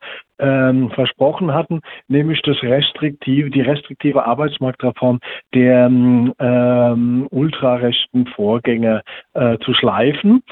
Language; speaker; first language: German; native; German